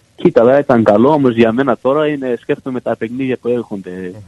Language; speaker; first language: Greek; early bilingual, other home language; English